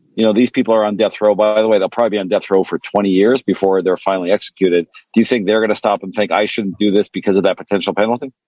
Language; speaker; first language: English; non-native, fluent; French